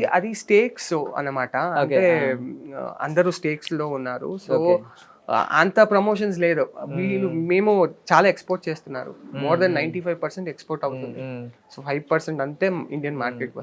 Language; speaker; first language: Telugu; non-native, learner; Kannada